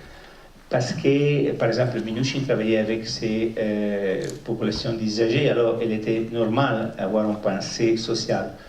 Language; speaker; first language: French; non-native, fluent; Italian